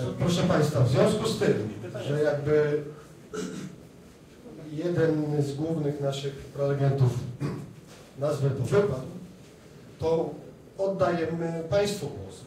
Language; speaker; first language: Polish; native; Polish